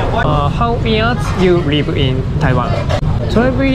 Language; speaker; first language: English; non-native, learner; Japanese